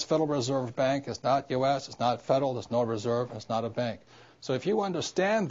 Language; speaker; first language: English; native; English